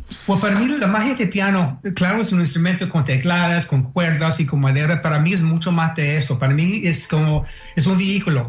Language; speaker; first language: Spanish; non-native, fluent; English